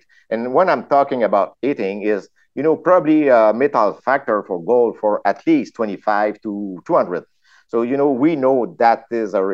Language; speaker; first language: English; non-native, fluent; French